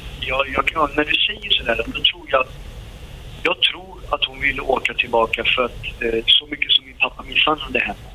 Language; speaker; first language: Swedish; early bilingual, other home language; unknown